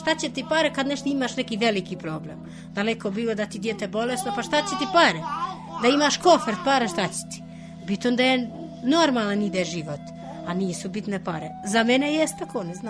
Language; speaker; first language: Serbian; non-native, fluent; Albanian